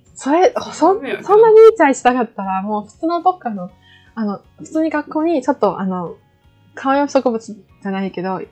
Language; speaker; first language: Japanese; non-native, fluent; Chinese